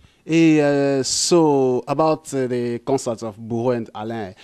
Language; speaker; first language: English; non-native, learner; Lingala